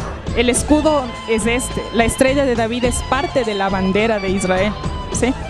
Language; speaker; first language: Spanish; native; Spanish